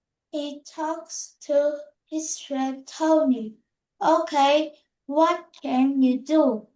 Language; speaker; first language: English; non-native, learner; Vietnamese